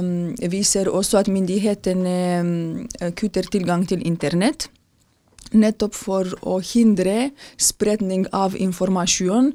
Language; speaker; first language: Norwegian; non-native, fluent; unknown